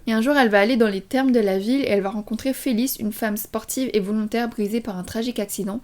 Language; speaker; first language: French; early bilingual, other home language; Vietnamese